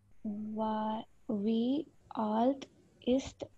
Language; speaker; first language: German; non-native, learner; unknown